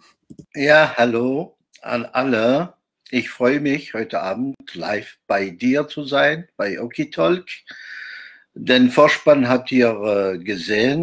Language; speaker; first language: German; non-native, fluent; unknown